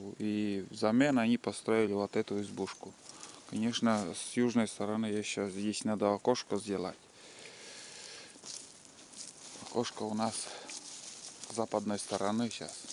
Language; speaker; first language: Russian; native; Russian